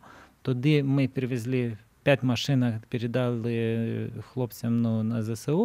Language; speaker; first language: Ukrainian; non-native, fluent; Lithuanian